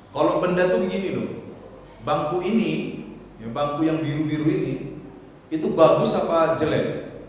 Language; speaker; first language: Indonesian; non-native, local second language; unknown